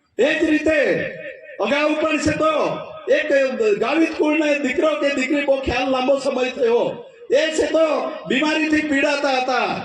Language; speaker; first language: Gujarati; non-native, local second language; Kukna